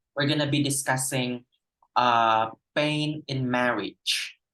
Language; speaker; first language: English; non-native, fluent; Indonesian